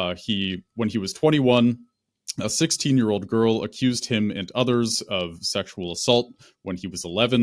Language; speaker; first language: English; native; English